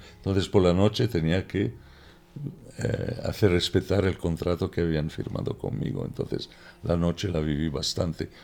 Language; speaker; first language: Spanish; non-native, fluent; Arabic